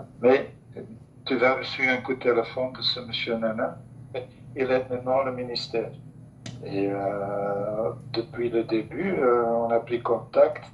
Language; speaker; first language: French; non-native, local second language; Dutch